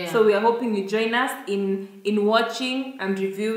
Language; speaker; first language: English; non-native, local second language; Swahili